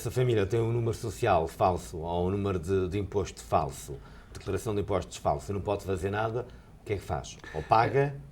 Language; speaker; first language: Portuguese; native; Portuguese